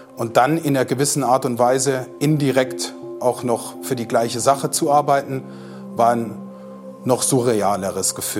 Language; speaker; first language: German; native; German